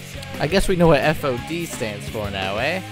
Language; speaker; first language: English; native; English